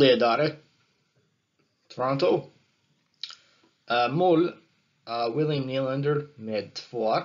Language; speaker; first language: Swedish; non-native, learner; English